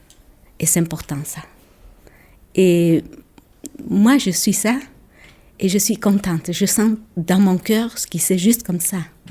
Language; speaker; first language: French; non-native, local second language; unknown